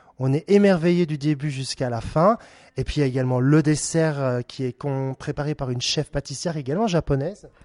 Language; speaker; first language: French; native; French